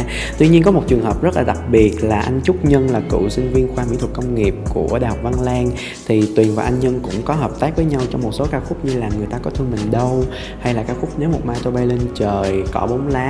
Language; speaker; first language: Vietnamese; native; Vietnamese